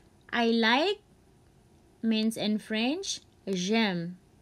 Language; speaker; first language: English; non-native, local second language; Cebuano